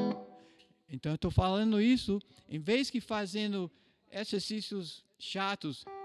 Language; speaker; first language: Portuguese; non-native, fluent; English